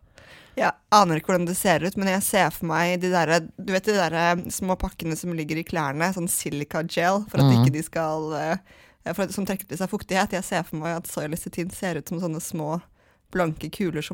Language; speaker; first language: Norwegian; native; Norwegian